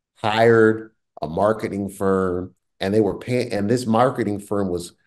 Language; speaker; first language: English; native; English